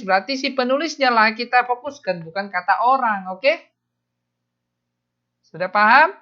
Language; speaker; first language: Indonesian; native; Indonesian